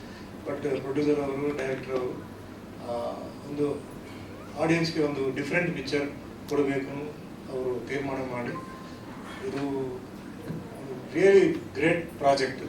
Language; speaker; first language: Kannada; non-native, fluent; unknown